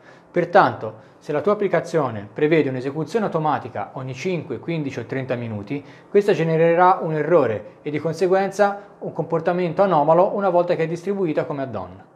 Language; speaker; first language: Italian; native; Italian